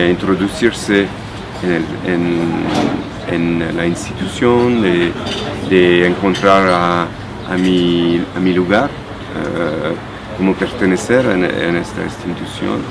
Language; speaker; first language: Spanish; non-native, fluent; French